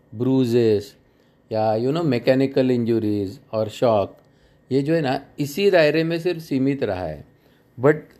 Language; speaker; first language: Hindi; non-native, local second language; Marathi